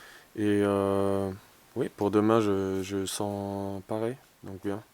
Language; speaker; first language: French; non-native, fluent; German